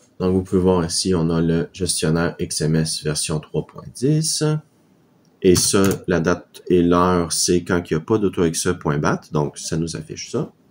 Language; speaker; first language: French; native; French